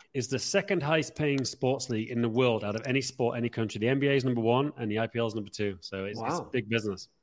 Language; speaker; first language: English; native; English